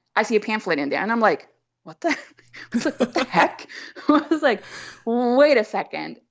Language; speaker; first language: English; non-native, fluent; German